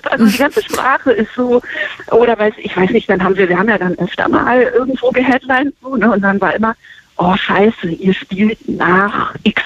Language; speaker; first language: German; native; German